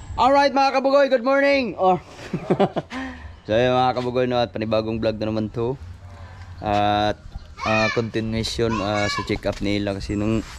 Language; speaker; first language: Filipino; native; Filipino